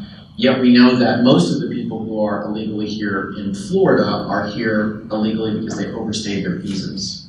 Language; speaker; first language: English; native; English